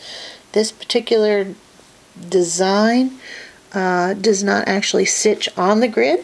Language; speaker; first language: English; native; English